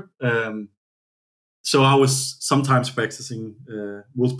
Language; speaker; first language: English; non-native, fluent; Danish